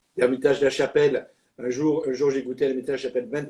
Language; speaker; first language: French; native; French